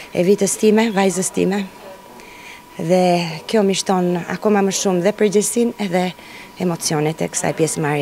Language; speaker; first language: Albanian; native; Albanian